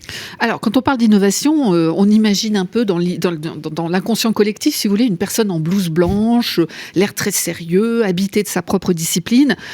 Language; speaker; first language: French; native; French